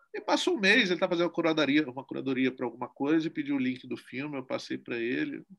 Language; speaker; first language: Portuguese; native; Portuguese